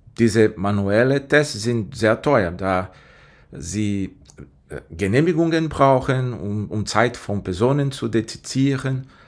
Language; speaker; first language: German; non-native, fluent; Portuguese